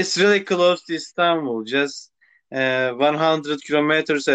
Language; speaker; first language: English; non-native, local second language; Turkish